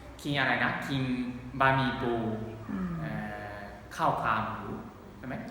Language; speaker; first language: Thai; non-native, learner; Japanese